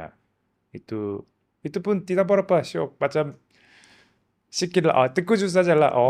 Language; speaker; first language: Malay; non-native, learner; Korean